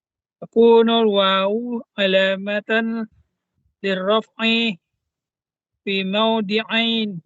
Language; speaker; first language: Arabic; non-native, learner; Indonesian